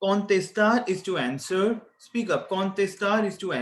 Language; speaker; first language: English; non-native, local second language; Hindi